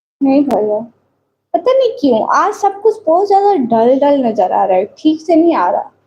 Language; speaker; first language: Urdu; non-native, local second language; Punjabi